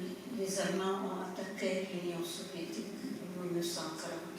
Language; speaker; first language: French; non-native, fluent; Polish